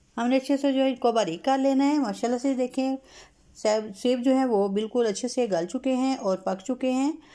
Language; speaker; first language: Urdu; native; Urdu